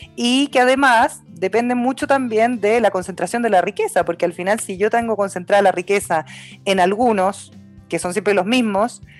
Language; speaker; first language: Spanish; native; Spanish